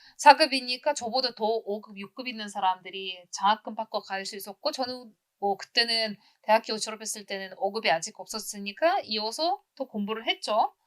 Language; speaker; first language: Korean; non-native, fluent; Uzbek